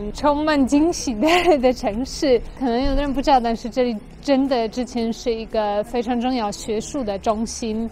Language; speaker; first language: Chinese; non-native, fluent; Polish